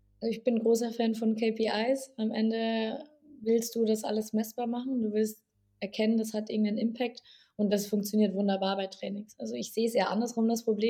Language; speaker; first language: German; native; German